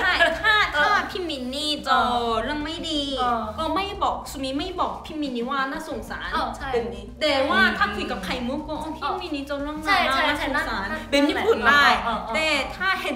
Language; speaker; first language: Thai; non-native, fluent; Korean